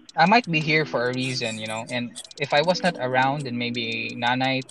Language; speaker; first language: English; non-native, local second language; Cebuano